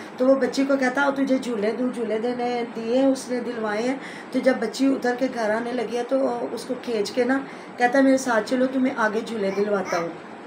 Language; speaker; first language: Urdu; non-native, local second language; Punjabi